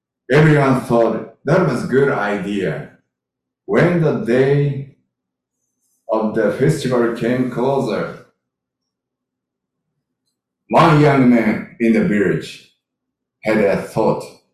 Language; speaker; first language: English; non-native, learner; Japanese